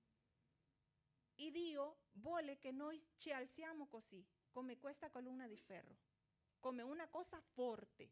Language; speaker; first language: Italian; non-native, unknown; Portuguese